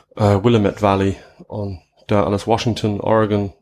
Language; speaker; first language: German; non-native, fluent; English